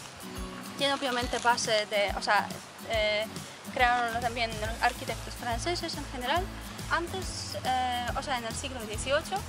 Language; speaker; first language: Spanish; non-native, fluent; Polish